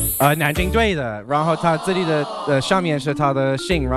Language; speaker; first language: Chinese; non-native, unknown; English